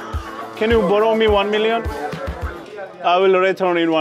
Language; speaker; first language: English; non-native, learner; Georgian